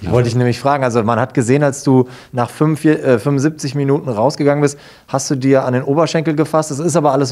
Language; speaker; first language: German; native; German